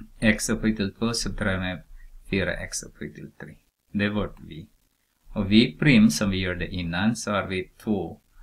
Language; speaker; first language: Swedish; non-native, fluent; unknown